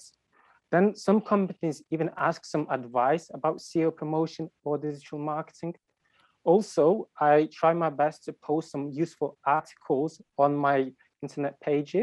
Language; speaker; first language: English; non-native, fluent; Ukrainian